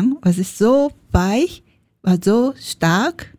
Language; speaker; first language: German; non-native, learner; Japanese